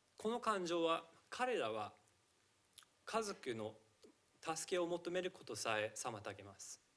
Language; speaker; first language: Japanese; non-native, fluent; English